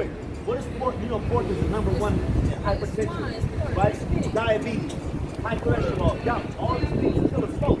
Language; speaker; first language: English; native; English